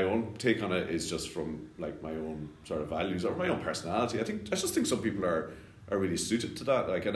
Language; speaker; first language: English; native; English